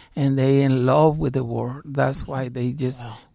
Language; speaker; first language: English; non-native, fluent; Spanish